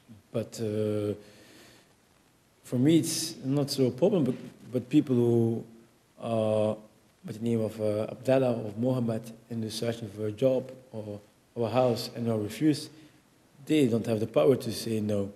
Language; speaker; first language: English; non-native, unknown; Dutch